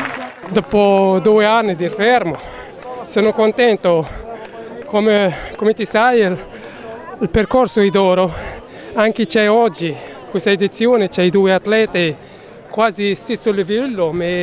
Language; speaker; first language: Italian; non-native, learner; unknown